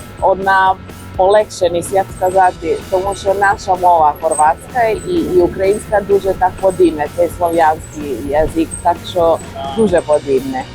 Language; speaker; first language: Ukrainian; non-native, learner; Croatian